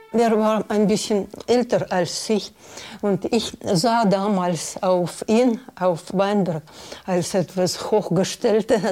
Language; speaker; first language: German; non-native, fluent; Russian